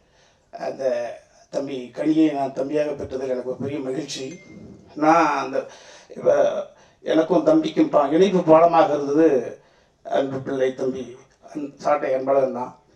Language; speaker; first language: Tamil; native; Tamil